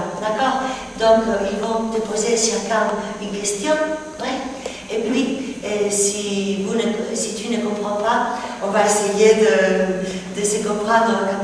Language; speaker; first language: French; non-native, fluent; Spanish